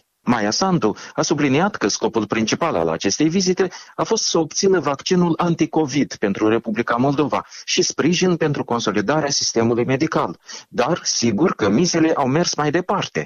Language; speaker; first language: Romanian; native; Romanian